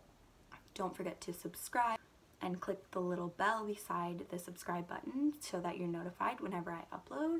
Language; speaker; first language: English; native; English